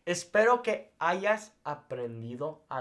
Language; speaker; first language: Spanish; non-native, fluent; English